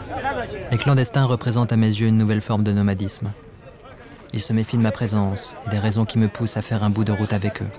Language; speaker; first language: French; native; French